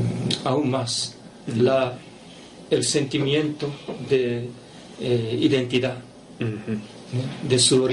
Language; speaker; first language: Spanish; non-native, fluent; Japanese